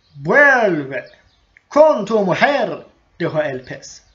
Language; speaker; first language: Spanish; non-native, fluent; Turkish